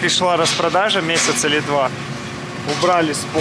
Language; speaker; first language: Russian; native; Russian